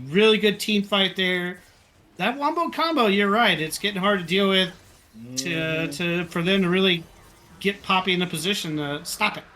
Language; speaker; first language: English; native; English